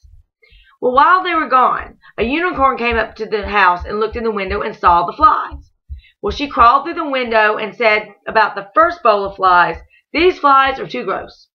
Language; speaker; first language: English; native; English